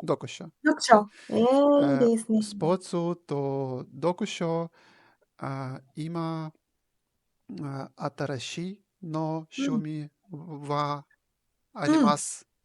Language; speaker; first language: Japanese; non-native, learner; Ukrainian